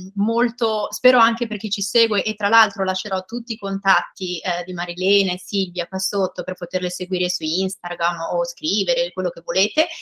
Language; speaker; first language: Italian; native; Italian